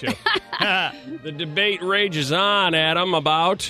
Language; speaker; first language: English; native; English